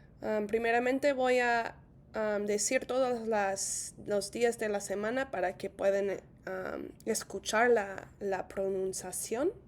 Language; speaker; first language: Spanish; non-native, fluent; English